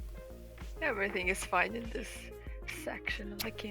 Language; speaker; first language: English; native; English